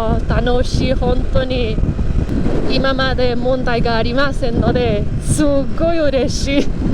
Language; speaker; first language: Japanese; non-native, learner; Spanish